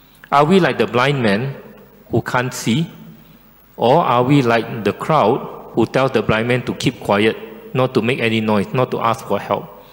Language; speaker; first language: English; non-native, local second language; Chinese